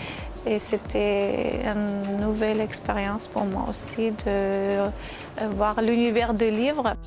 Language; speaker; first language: French; non-native, fluent; Armenian